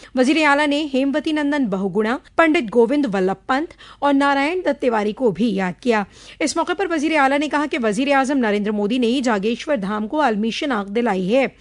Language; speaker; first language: Urdu; native; Urdu